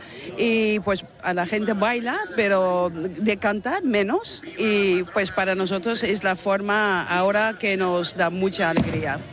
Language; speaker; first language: Spanish; non-native, fluent; Dutch